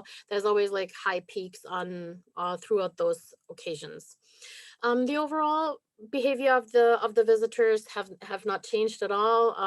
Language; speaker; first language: English; non-native, fluent; German